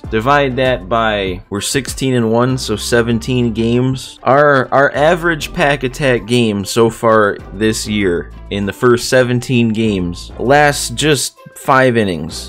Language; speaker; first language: English; native; English